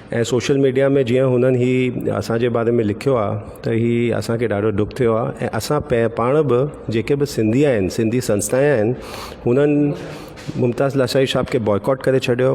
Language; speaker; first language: Sindhi; early bilingual, heritage; Sindhi